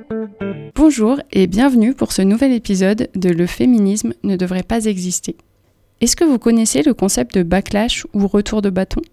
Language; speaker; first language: French; native; French